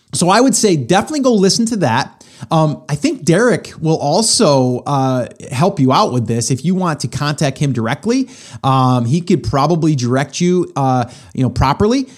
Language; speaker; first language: English; native; English